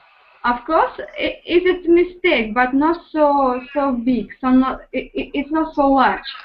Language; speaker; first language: English; non-native, learner; Russian